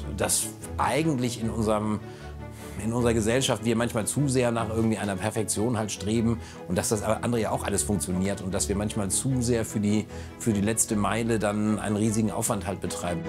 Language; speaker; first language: German; native; German